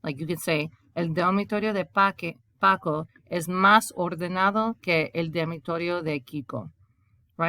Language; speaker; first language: Spanish; non-native, fluent; English